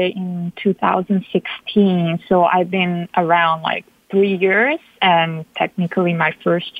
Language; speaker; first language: English; non-native, fluent; Italian